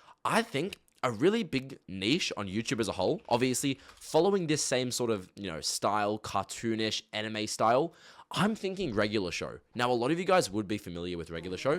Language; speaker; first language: English; native; English